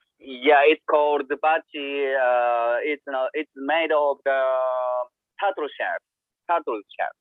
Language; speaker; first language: English; non-native, learner; Japanese